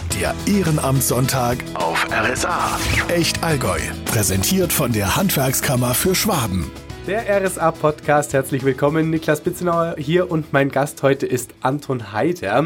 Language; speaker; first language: German; native; German